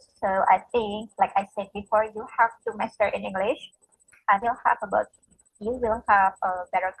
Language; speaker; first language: English; non-native, fluent; Indonesian